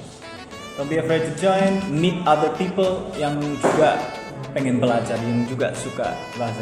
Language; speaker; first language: Indonesian; non-native, fluent; English